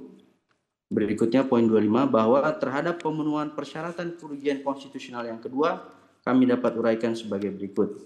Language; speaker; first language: Indonesian; native; Indonesian